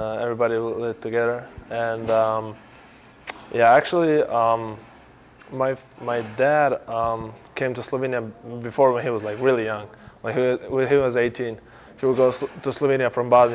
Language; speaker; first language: English; non-native, fluent; Slovenian